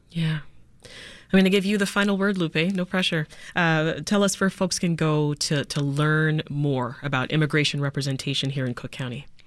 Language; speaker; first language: English; native; English